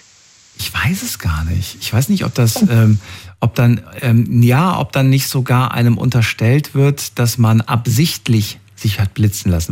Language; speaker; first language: German; native; German